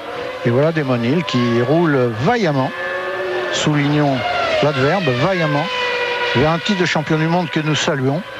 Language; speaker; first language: French; native; French